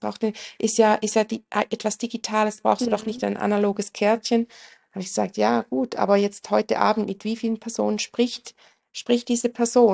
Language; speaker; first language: German; native; German